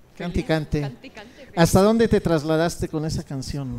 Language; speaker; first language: Spanish; native; Spanish